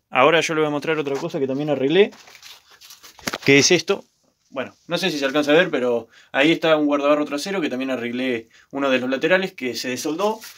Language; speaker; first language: Spanish; native; Spanish